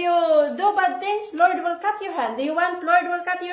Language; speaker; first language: English; non-native, local second language; Filipino